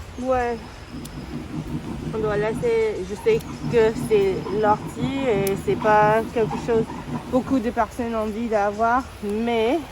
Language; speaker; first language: French; non-native, learner; English